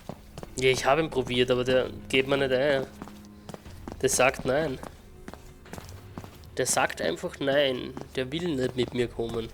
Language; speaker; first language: German; native; German